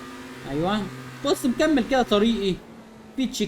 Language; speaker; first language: Arabic; native; Arabic